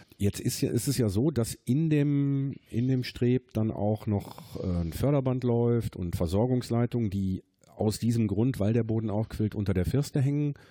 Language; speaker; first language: German; native; German